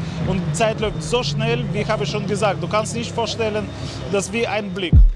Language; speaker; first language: German; non-native, learner; Russian